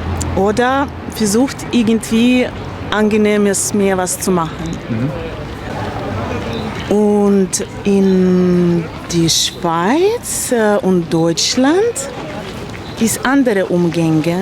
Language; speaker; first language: German; non-native, learner; Russian